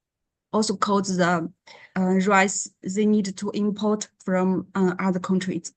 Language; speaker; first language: English; non-native, learner; Chinese